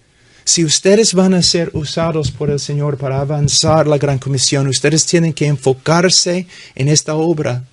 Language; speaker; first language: Spanish; non-native, fluent; English